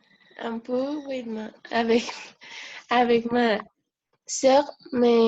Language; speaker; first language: French; non-native, learner; Spanish